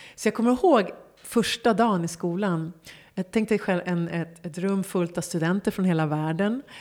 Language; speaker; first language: Swedish; early bilingual, other home language; Persian